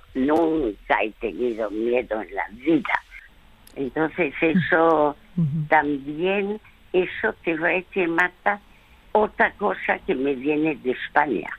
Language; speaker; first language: Spanish; early bilingual, other home language; French